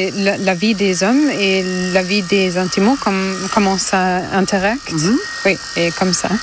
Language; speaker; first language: French; non-native, learner; German